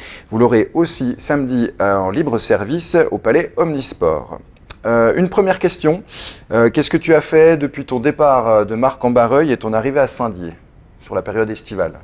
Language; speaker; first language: French; native; French